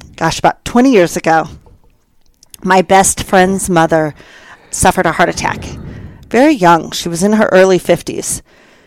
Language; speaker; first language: English; native; English